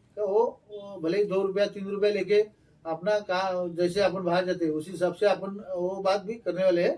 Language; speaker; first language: Hindi; non-native, local second language; Marathi